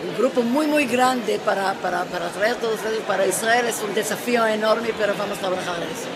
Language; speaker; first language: Spanish; non-native, fluent; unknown